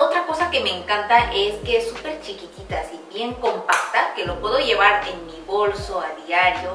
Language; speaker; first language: Spanish; non-native, fluent; Korean